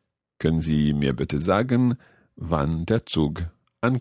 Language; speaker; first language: German; non-native, learner; English